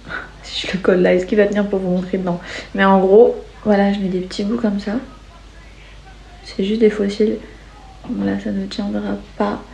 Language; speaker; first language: French; native; French